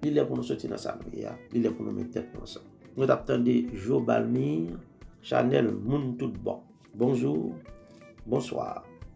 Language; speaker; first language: French; non-native, local second language; Haitian Creole